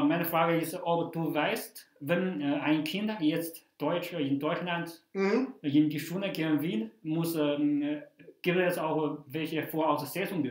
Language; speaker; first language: German; non-native, fluent; Chinese